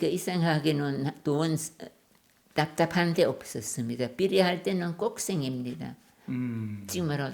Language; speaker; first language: Korean; non-native, learner; German